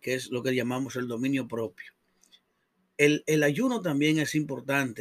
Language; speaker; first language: Spanish; native; Spanish